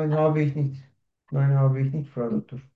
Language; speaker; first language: German; non-native, learner; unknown